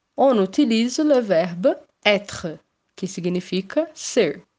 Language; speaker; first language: French; non-native, fluent; Portuguese